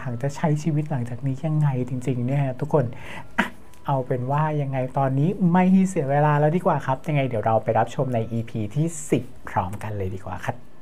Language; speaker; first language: Thai; native; Thai